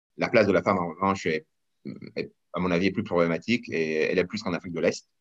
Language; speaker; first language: French; non-native, local second language; Rundi